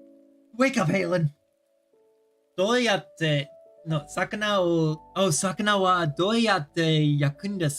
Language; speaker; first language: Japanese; non-native, learner; English